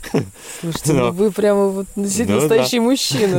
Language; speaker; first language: Russian; native; Russian